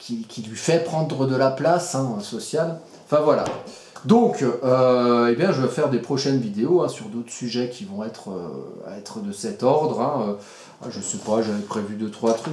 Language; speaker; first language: French; native; French